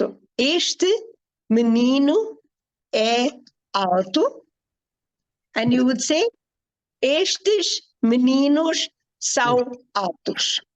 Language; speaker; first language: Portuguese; non-native, fluent; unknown